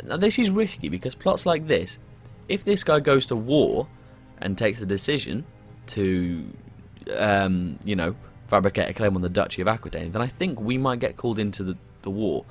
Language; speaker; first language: English; native; English